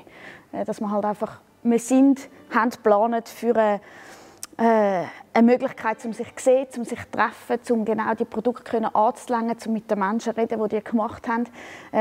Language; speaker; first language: German; native; German